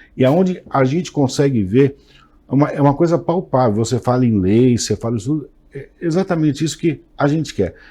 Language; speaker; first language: Portuguese; native; Portuguese